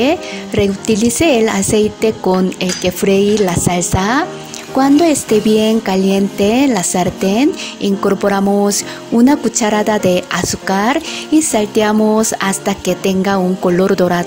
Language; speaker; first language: Spanish; non-native, fluent; Korean